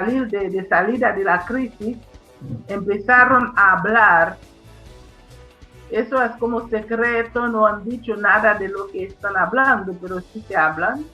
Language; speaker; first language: Spanish; non-native, fluent; Haitian Creole